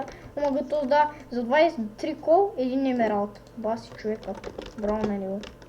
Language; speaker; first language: Bulgarian; native; Bulgarian